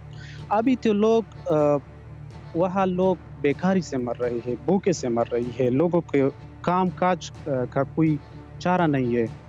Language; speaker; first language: Hindi; non-native, fluent; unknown